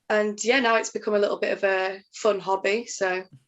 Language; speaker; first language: English; native; English